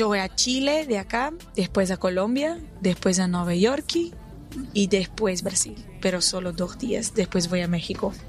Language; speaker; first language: Spanish; non-native, fluent; Portuguese